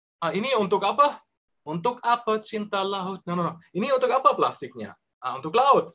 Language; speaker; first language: Indonesian; non-native, learner; German